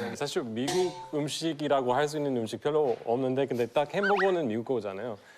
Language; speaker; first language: Korean; non-native, fluent; English